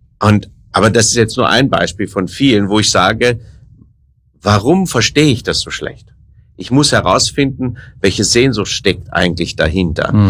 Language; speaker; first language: German; native; German